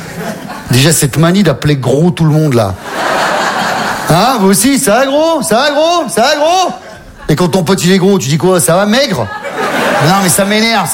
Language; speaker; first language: French; native; French